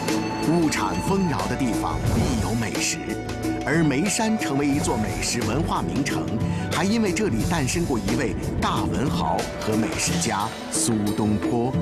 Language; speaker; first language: Chinese; native; Chinese